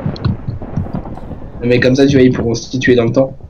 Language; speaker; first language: French; native; French